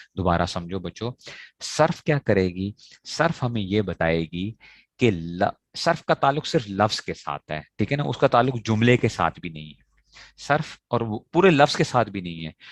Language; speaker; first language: Urdu; non-native, local second language; Pashto